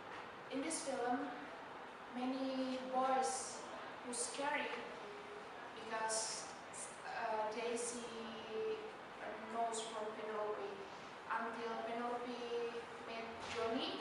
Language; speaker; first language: English; non-native, learner; Indonesian